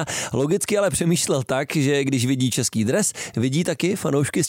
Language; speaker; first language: Czech; native; Czech